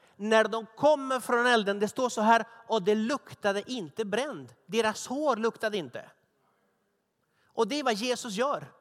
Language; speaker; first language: Swedish; non-native, fluent; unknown